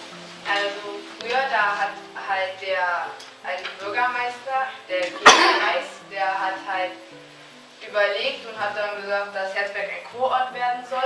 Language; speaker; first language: German; native; German